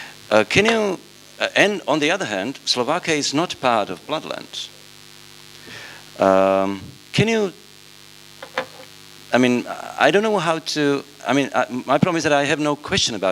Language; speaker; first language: English; non-native, fluent; Slovak